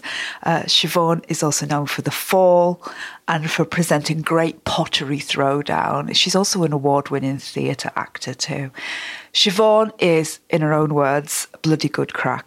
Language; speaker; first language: English; native; English